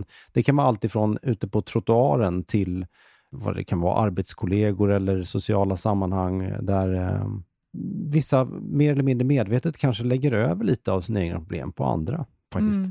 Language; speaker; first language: Swedish; native; Swedish